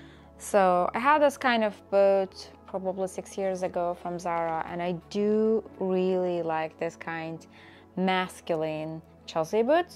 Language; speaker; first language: English; non-native, fluent; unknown